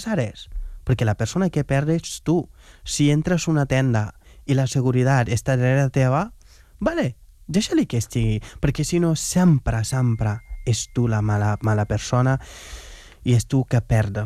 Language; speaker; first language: Catalan; non-native, fluent; Wolof